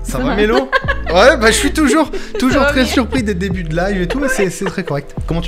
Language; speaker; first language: French; native; French